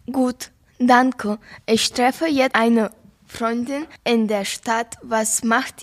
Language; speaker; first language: German; non-native, learner; Ukrainian